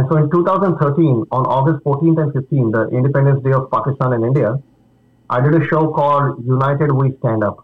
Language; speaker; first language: English; non-native, local second language; Marathi